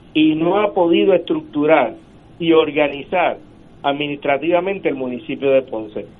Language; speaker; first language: Spanish; native; Spanish